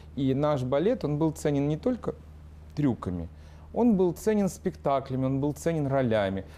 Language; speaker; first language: Russian; non-native, local second language; Ukrainian